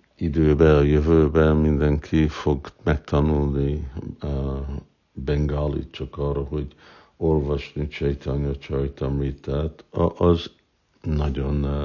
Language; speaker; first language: Hungarian; non-native, fluent; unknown